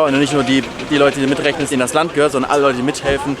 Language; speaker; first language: German; native; German